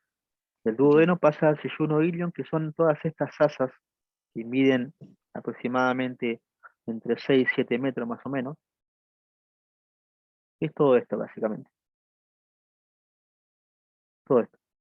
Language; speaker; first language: Spanish; native; Spanish